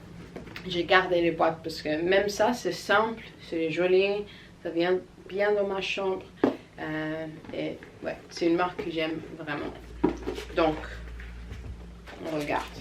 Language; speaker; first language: French; non-native, learner; English